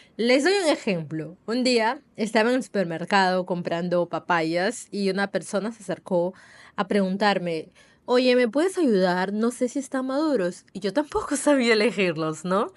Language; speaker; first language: Spanish; native; Spanish